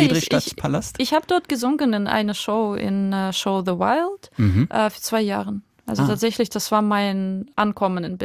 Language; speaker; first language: German; non-native, fluent; Russian